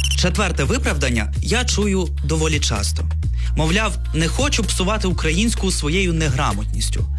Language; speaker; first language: Ukrainian; non-native, local second language; Russian